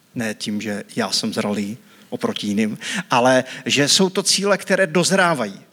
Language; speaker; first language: Czech; native; Czech